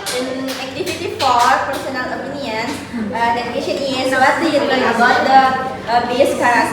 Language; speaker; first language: English; non-native, learner; Indonesian